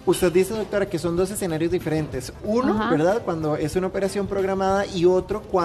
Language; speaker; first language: Spanish; native; Spanish